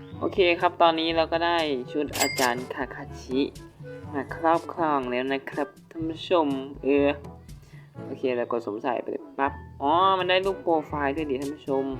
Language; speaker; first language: Thai; native; Thai